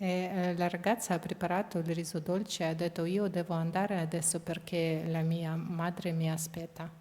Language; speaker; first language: Italian; non-native, fluent; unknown